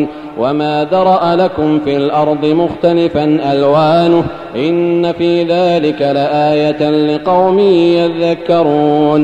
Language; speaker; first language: Arabic; native; Arabic